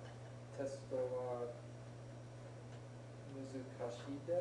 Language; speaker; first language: Japanese; non-native, learner; English